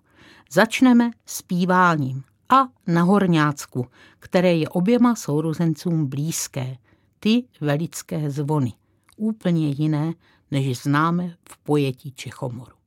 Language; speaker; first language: Czech; native; Czech